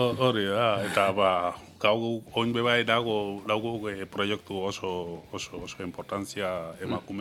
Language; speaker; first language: Basque; non-native, learner; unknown